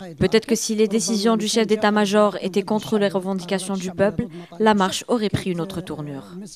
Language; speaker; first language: French; non-native, local second language; Arabic